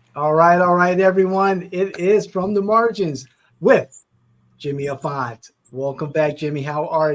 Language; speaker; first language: English; native; English